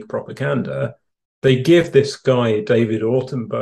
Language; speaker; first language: English; native; English